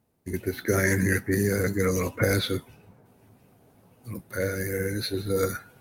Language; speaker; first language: English; native; English